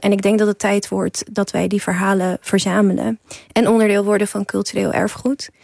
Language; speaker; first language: Dutch; early bilingual, other home language; Persian